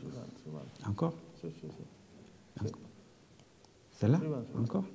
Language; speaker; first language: French; native; French